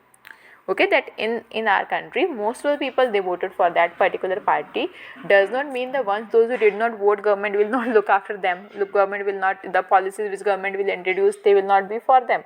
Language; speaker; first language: English; non-native, local second language; Hindi